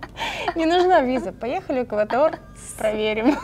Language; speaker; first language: Russian; native; Russian